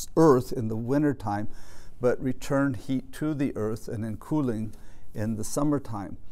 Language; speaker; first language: English; native; English